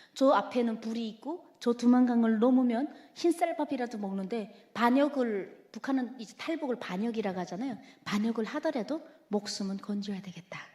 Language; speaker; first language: Korean; native; Korean